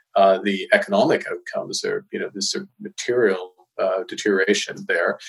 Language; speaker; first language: English; native; English